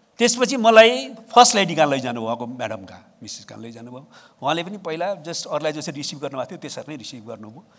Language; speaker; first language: Nepali; native; Nepali